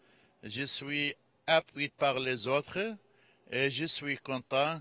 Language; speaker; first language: French; non-native, fluent; English